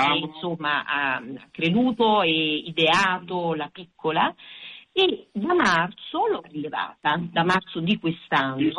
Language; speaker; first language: Italian; native; Italian